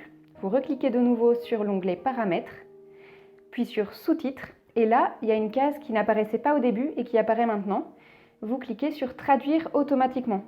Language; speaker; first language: French; native; French